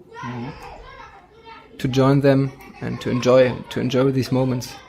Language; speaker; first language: English; non-native, fluent; German